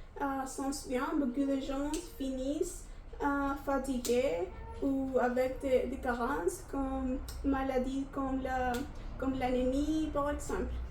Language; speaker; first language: French; non-native, learner; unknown